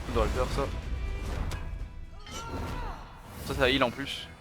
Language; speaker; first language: French; native; French